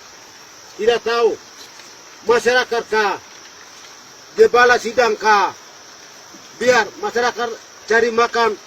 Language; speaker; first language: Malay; non-native, local second language; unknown